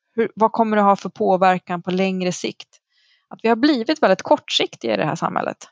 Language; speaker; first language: Swedish; native; Swedish